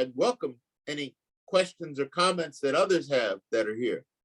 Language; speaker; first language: English; native; English